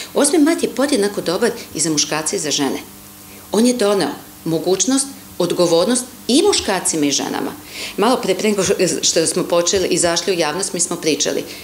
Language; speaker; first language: Serbian; non-native, local second language; Hungarian